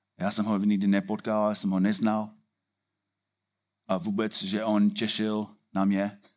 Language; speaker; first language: Czech; non-native, fluent; English